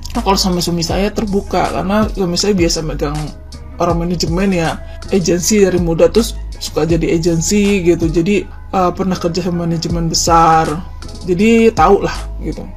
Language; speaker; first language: Indonesian; native; Indonesian